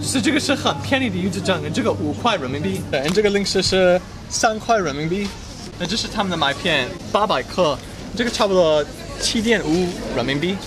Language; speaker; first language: Chinese; non-native, fluent; English